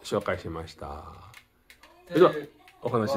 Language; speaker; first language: Japanese; native; Japanese